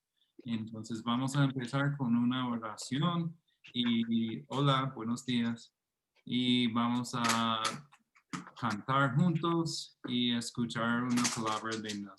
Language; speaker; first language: Spanish; non-native, fluent; English